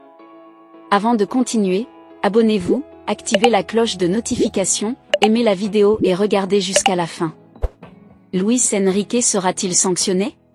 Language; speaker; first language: French; native; French